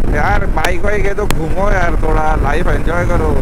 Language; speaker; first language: Hindi; non-native, local second language; Marathi